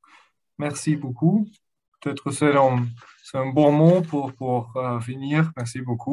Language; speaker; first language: French; non-native, fluent; German